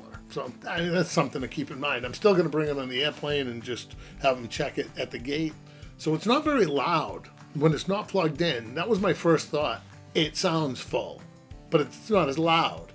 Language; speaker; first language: English; native; English